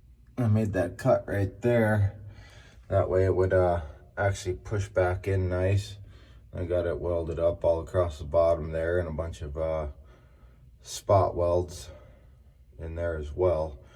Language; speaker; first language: English; native; English